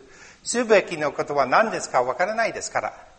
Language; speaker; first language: Japanese; non-native, learner; English